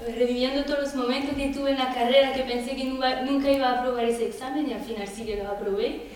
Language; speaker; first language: Spanish; non-native, fluent; French